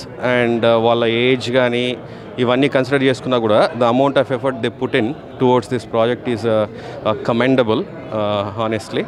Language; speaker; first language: Telugu; native; Telugu